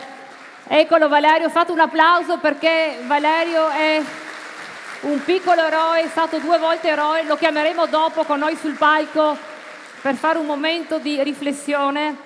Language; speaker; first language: Italian; native; Italian